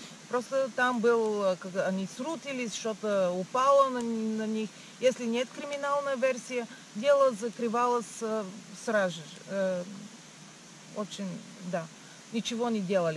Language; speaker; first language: Russian; non-native, learner; Bulgarian